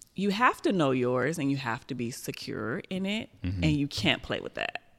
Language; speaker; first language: English; native; English